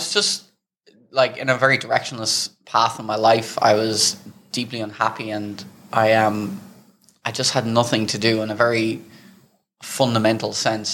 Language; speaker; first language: English; native; English